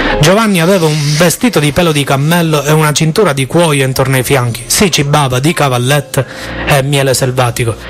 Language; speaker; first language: Italian; native; Italian